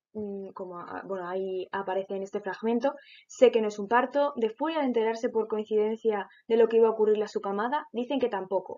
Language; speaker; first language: Spanish; native; Spanish